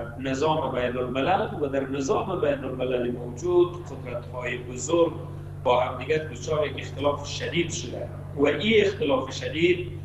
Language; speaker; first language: Persian; native; Persian